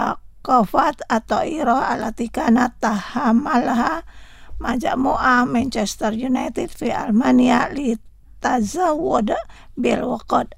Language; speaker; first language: Arabic; non-native, fluent; Indonesian